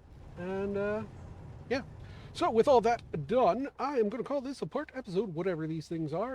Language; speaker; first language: English; native; English